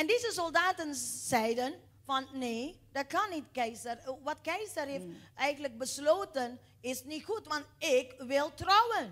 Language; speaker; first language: Dutch; non-native, fluent; Indonesian